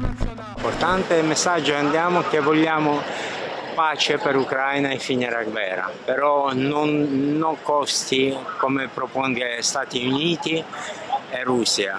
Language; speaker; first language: Italian; non-native, learner; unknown